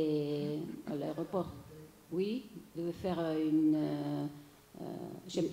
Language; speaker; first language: French; non-native, fluent; Italian